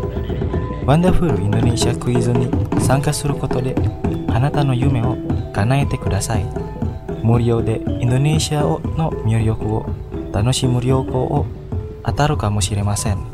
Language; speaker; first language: Japanese; non-native, fluent; Indonesian